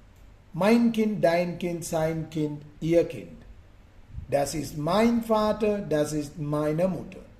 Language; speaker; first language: German; non-native, fluent; Sinhala